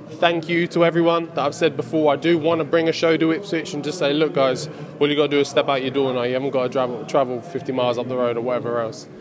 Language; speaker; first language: English; native; English